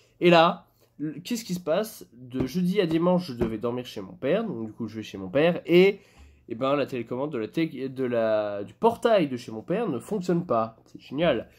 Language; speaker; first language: French; native; French